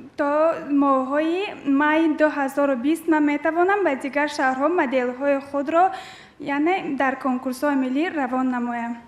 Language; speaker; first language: Tajik; non-native, local second language; Shughni